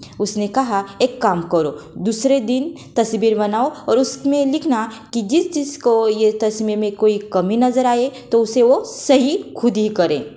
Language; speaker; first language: Hindi; non-native, local second language; Marathi